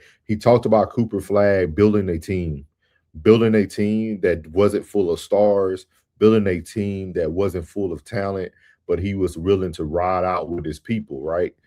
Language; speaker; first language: English; native; English